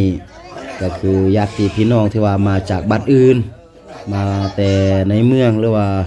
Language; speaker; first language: Thai; non-native, local second language; Lao